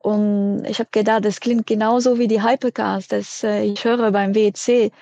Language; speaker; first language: German; non-native, fluent; French